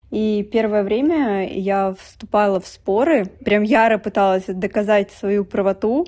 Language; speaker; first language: Russian; native; Russian